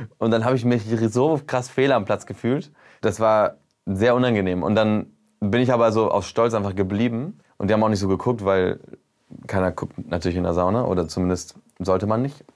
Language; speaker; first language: German; early bilingual, heritage; German